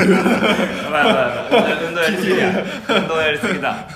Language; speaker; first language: Korean; non-native, learner; Japanese